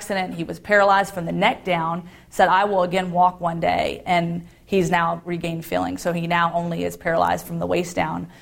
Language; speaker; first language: English; native; English